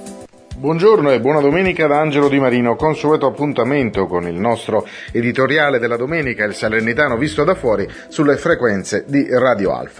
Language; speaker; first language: Italian; native; Italian